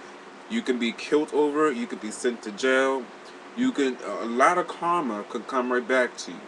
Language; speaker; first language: English; native; English